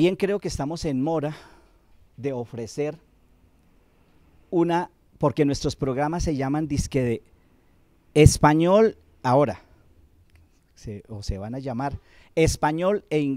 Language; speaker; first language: Spanish; native; Spanish